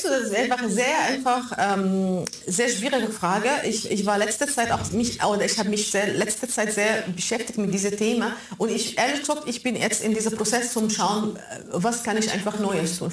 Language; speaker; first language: German; non-native, fluent; Arabic